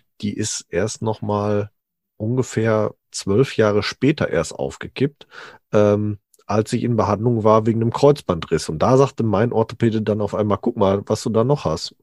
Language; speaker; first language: German; early bilingual, other home language; Italian